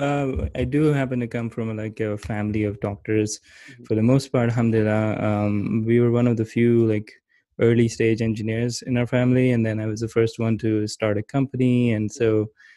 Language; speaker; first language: English; non-native, local second language; Urdu